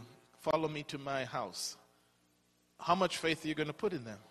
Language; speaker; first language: English; native; English